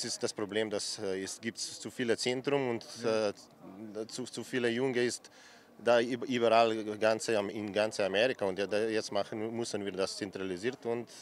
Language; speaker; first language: German; non-native, learner; Slovenian